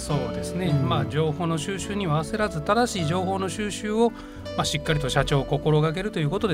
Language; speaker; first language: Japanese; native; Japanese